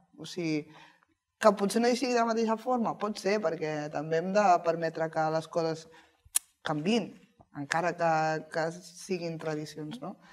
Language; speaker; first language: Catalan; non-native, local second language; Spanish